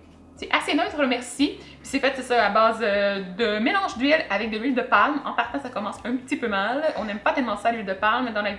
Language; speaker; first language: French; native; French